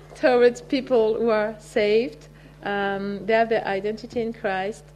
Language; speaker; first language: English; native; English